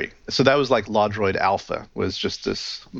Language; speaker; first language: English; native; English